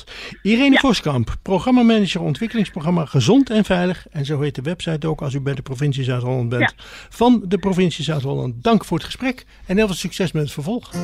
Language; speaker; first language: Dutch; native; Dutch